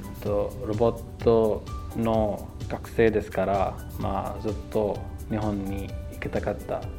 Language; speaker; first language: Japanese; non-native, learner; Urdu